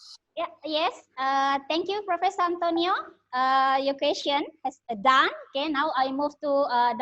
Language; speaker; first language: English; non-native, learner; Indonesian